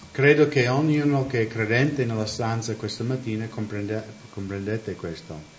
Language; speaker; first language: Italian; non-native, fluent; English